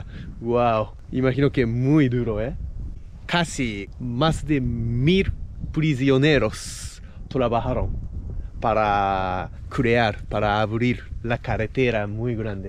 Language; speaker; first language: Spanish; non-native, fluent; Japanese